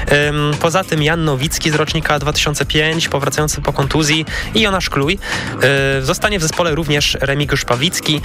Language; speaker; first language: Polish; native; Polish